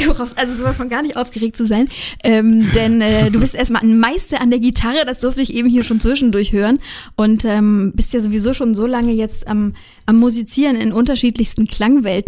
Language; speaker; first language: German; native; German